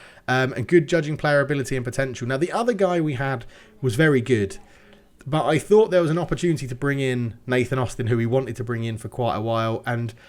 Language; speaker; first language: English; native; English